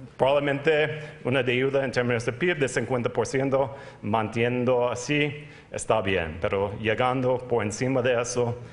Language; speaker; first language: Spanish; non-native, fluent; English